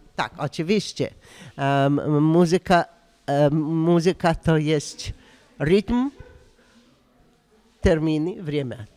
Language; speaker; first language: Polish; non-native, learner; Russian